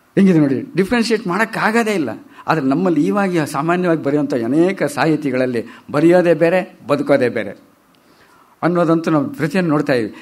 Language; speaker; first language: Kannada; native; Kannada